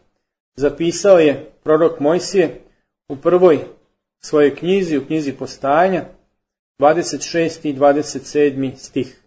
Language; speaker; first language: Serbian; native; Serbian